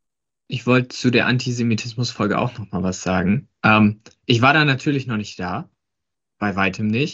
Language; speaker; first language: German; native; German